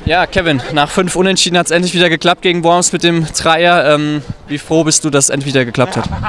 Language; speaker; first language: German; native; German